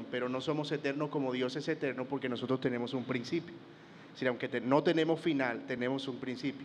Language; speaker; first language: Spanish; native; Spanish